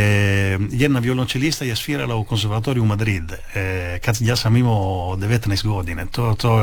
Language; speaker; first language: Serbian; early bilingual, heritage; Italian